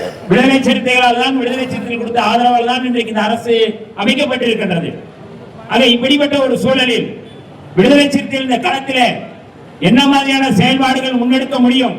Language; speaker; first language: Tamil; native; Tamil